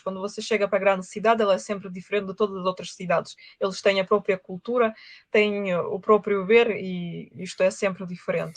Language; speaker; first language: Portuguese; non-native, fluent; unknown